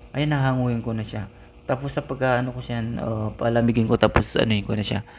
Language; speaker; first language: Filipino; non-native, local second language; Iloko